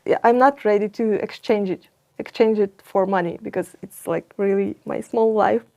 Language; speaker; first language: English; non-native, fluent; Russian